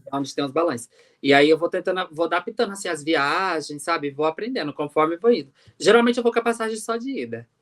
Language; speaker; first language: Portuguese; native; Portuguese